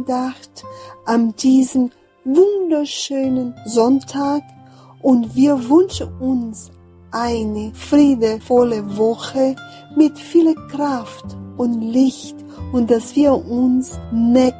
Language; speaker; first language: German; non-native, fluent; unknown